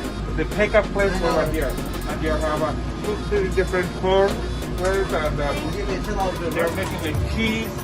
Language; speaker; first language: English; non-native, learner; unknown